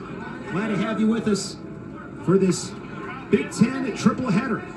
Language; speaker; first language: English; native; English